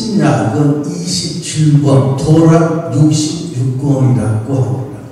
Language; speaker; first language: Korean; native; Korean